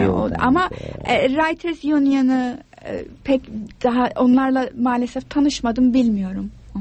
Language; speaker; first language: Turkish; non-native, fluent; English